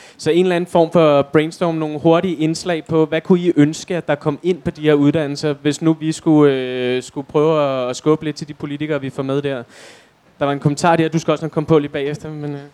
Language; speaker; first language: Danish; native; Danish